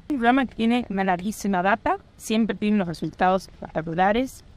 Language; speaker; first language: Spanish; native; Spanish